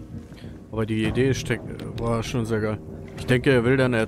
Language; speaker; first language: German; native; German